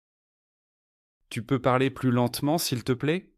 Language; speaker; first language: French; native; French